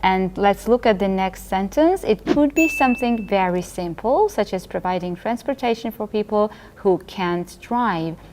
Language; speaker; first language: English; non-native, fluent; Georgian